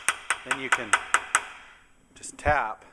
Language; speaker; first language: English; native; English